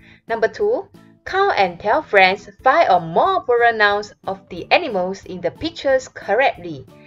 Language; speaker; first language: English; non-native, local second language; Chinese